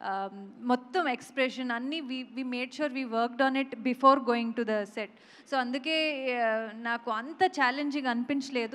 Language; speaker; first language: Telugu; non-native, local second language; Kannada